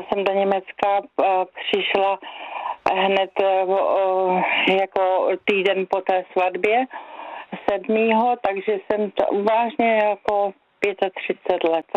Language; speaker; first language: Czech; native; Czech